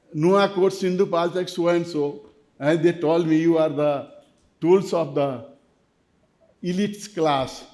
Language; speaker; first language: English; non-native, local second language; Nepali